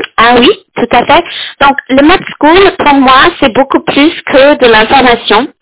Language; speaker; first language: French; non-native, fluent; English